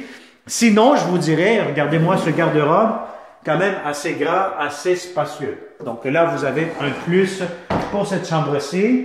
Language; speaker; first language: French; native; French